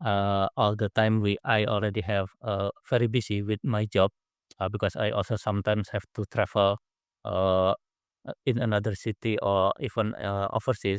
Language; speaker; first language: English; non-native, learner; Indonesian